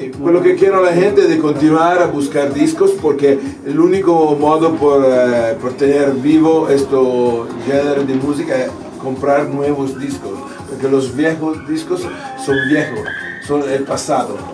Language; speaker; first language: Spanish; non-native, learner; Italian